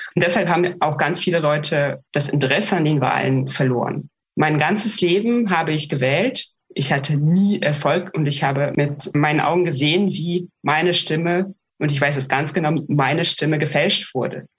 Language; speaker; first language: German; non-native, fluent; Russian